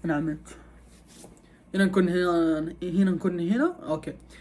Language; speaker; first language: Arabic; native; Arabic